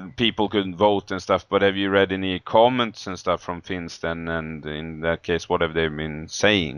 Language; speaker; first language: English; non-native, fluent; Swedish